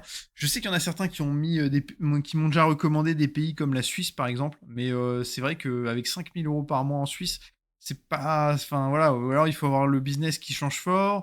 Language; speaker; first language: French; native; French